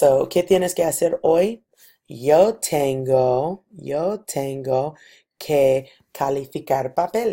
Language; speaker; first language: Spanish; non-native, fluent; English